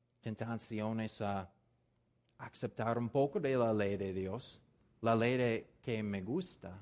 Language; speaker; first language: Spanish; non-native, learner; English